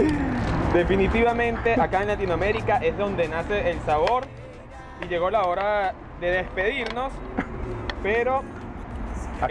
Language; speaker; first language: Spanish; native; Spanish